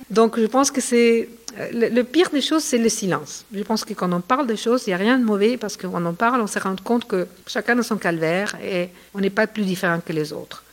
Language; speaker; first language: French; non-native, fluent; Spanish